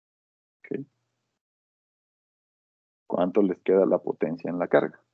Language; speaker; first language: Spanish; native; Spanish